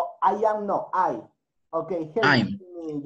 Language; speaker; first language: English; non-native, learner; Spanish